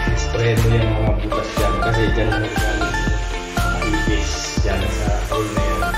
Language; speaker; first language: Filipino; non-native, local second language; Pampanga